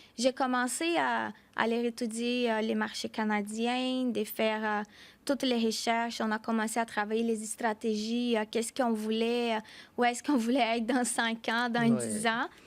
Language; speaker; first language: French; non-native, fluent; Portuguese